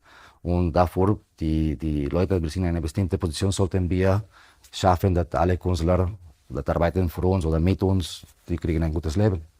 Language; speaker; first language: German; non-native, fluent; Spanish